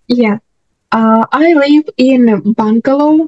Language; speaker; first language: English; non-native, learner; Russian